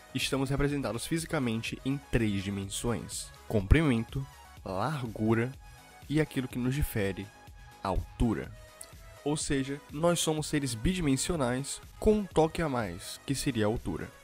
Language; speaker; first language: Portuguese; native; Portuguese